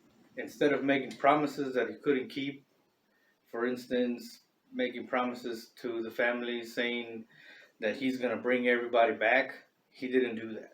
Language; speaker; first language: English; native; English